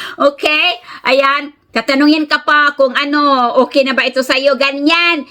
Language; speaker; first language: Filipino; native; Filipino